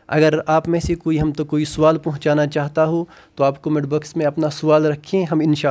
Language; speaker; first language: Urdu; non-native, local second language; Kashmiri